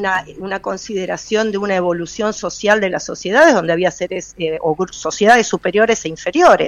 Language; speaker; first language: Spanish; native; Spanish